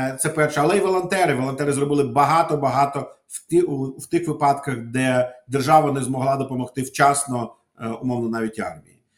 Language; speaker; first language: Ukrainian; non-native, local second language; Russian